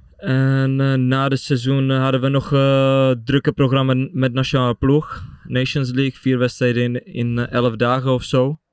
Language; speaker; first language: Dutch; non-native, fluent; Czech